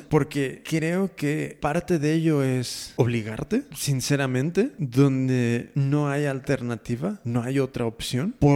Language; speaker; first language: Spanish; native; Spanish